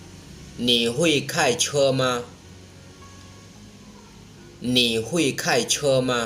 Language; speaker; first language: Chinese; non-native, fluent; Lao